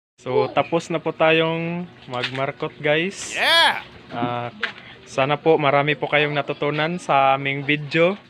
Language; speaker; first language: Filipino; non-native, local second language; Cebuano